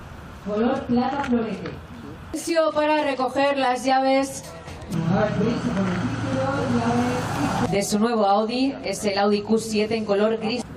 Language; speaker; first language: Spanish; native; Spanish